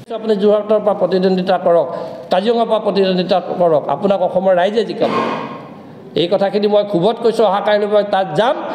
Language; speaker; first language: Assamese; non-native, local second language; Mising